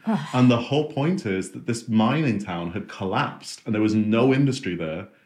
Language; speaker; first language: English; native; English